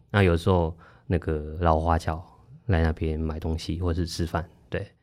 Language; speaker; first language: Chinese; non-native, fluent; Japanese